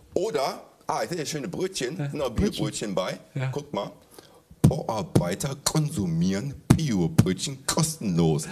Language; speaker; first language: German; native; German